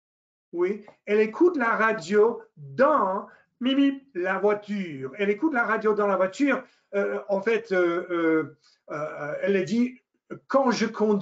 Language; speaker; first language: French; non-native, fluent; English